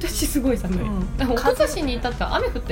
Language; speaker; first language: Japanese; native; Japanese